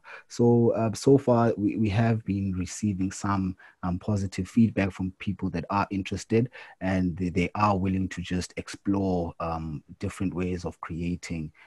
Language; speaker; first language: English; non-native, local second language; Xhosa